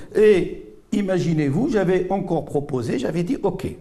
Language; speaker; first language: French; non-native, local second language; Arabic